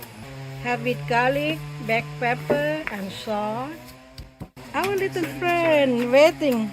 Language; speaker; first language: English; non-native, learner; Thai